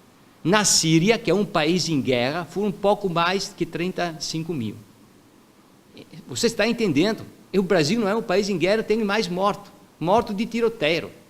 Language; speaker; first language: Portuguese; non-native, fluent; Italian